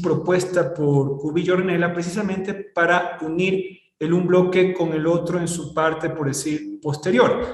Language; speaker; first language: Spanish; native; Spanish